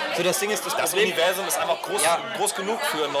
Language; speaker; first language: German; native; German